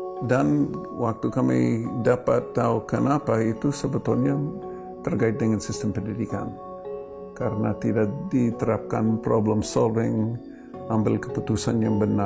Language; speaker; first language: Indonesian; non-native, fluent; English